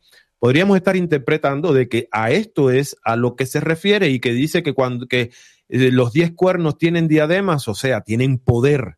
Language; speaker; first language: Spanish; native; Spanish